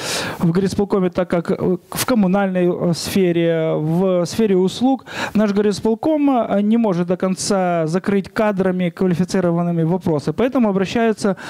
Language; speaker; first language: Russian; non-native, local second language; Ukrainian